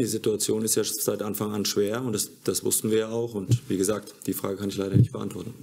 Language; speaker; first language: German; native; German